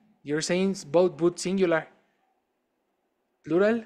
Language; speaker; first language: English; non-native, fluent; Spanish